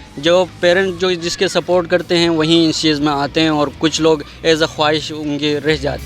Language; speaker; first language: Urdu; non-native, local second language; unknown